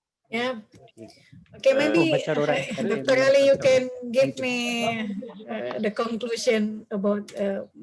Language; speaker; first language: English; non-native, learner; Indonesian